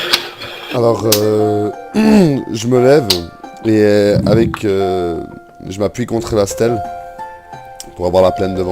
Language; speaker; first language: French; native; French